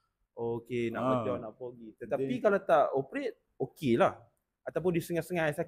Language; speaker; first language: Malay; native; Malay